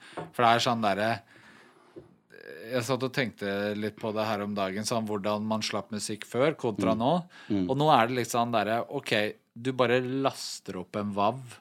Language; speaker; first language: Norwegian; native; Norwegian